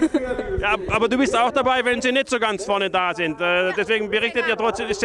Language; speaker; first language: German; native; German